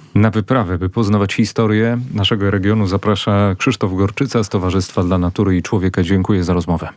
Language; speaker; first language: Polish; native; Polish